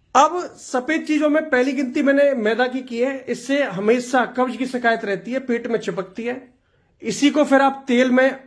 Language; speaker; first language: Hindi; non-native, local second language; Gujarati